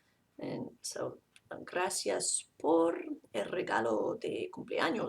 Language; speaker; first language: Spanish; non-native, fluent; English